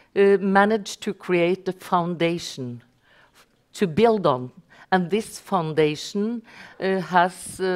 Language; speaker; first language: English; non-native, fluent; Norwegian